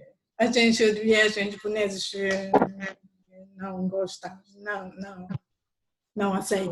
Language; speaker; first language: Portuguese; non-native, learner; Japanese